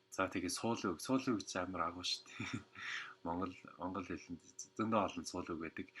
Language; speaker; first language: Mongolian; non-native, fluent; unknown